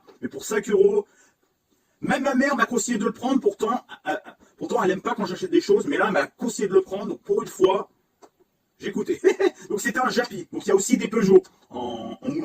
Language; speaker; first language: French; native; French